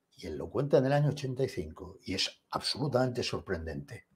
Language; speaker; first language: Spanish; native; Spanish